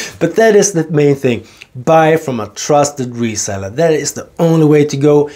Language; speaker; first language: English; non-native, fluent; Swedish